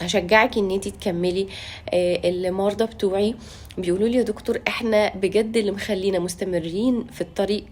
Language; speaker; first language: Arabic; native; Arabic